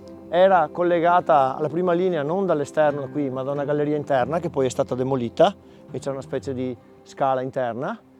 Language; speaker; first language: Italian; native; Italian